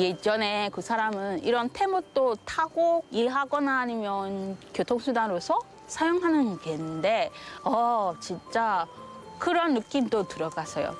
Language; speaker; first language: Korean; non-native, learner; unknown